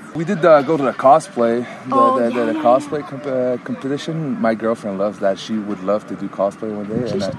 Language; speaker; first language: English; native; English